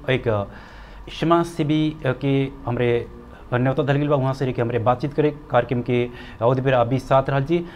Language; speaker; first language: Bhojpuri; non-native, local second language; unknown